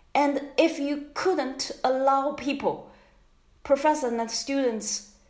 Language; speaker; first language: English; non-native, fluent; Chinese